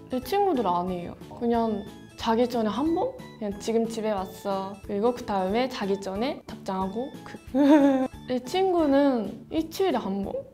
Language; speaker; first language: Korean; non-native, fluent; Japanese